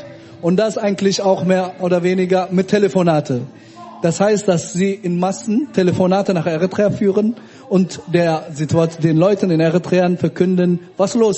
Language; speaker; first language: German; early bilingual, other home language; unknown